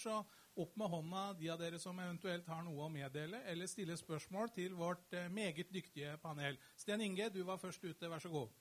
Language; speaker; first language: Norwegian; native; Norwegian